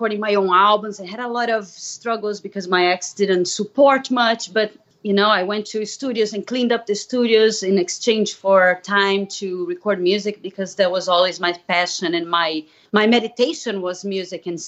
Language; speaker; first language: English; non-native, fluent; Portuguese